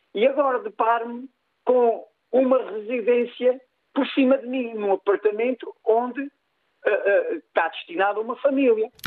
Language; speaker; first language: Portuguese; native; Portuguese